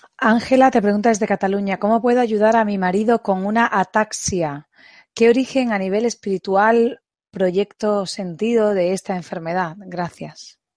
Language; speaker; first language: Spanish; native; Spanish